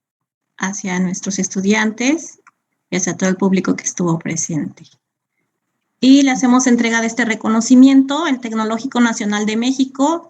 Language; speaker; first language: Spanish; native; Spanish